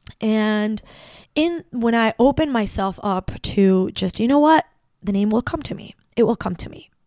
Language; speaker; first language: English; non-native, fluent; Spanish